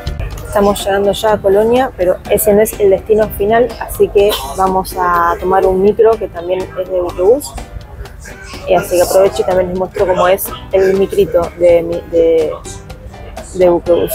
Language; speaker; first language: Spanish; native; Spanish